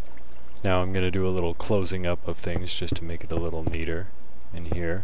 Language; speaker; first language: English; native; English